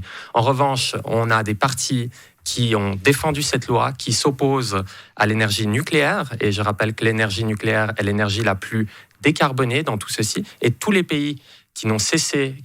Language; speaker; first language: French; native; French